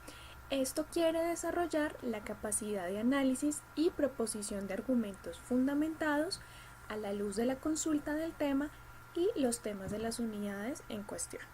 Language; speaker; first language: Spanish; native; Spanish